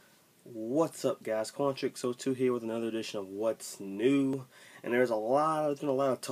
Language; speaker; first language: English; native; English